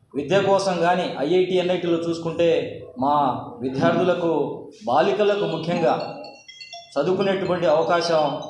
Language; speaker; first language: Telugu; non-native, local second language; Lambadi